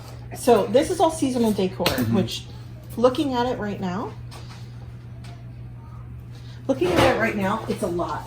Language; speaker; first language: English; native; English